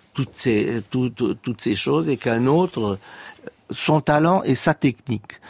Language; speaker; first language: French; non-native, fluent; Romanian